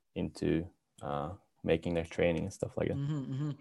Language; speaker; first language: English; non-native, fluent; Dutch